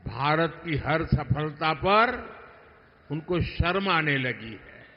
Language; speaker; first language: Hindi; non-native, local second language; Gujarati